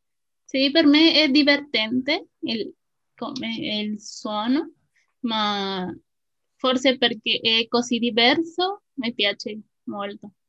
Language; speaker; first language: Italian; non-native, fluent; Spanish